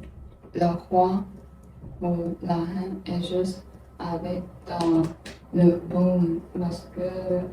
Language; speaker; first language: French; non-native, learner; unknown